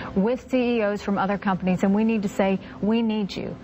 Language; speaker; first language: English; native; English